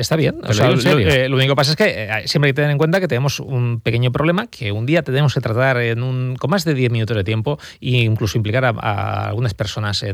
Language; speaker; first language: Spanish; native; Spanish